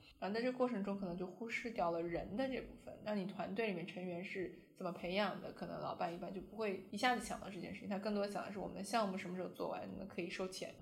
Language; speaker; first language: Chinese; native; Chinese